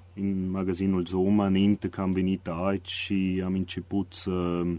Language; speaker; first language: Romanian; non-native, fluent; German